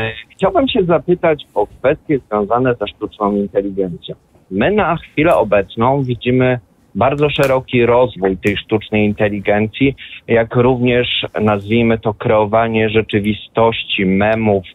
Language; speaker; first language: Polish; non-native, local second language; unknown